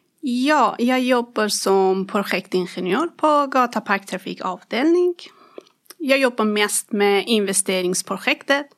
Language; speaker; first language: Swedish; non-native, fluent; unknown